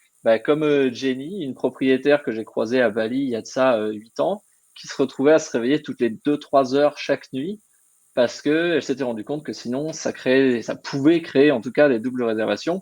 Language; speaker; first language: French; native; French